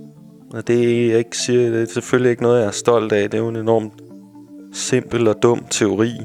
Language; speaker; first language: Danish; native; Danish